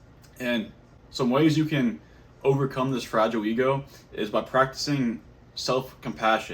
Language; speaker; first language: English; native; English